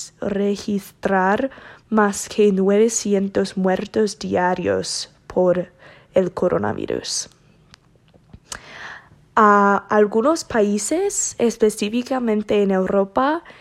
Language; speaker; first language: Spanish; non-native, learner; English